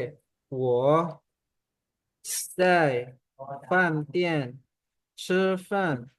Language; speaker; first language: Chinese; non-native, fluent; Indonesian